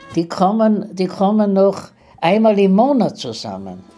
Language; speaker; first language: German; native; German